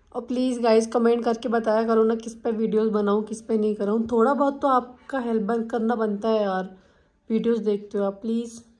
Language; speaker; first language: Hindi; native; Hindi